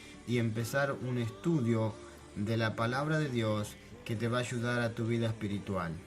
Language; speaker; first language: Spanish; non-native, fluent; French